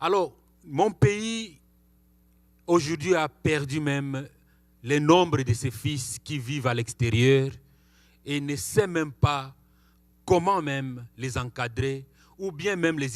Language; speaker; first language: French; non-native, local second language; Swahili